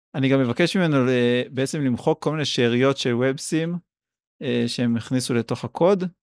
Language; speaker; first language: Hebrew; native; Hebrew